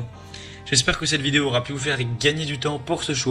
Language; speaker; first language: French; native; French